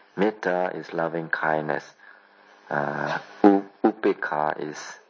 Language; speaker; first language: English; non-native, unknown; Burmese